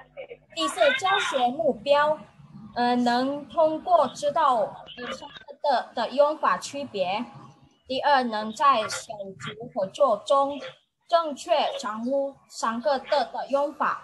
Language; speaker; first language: Chinese; non-native, learner; Indonesian